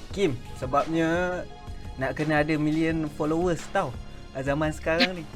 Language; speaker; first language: Malay; native; Malay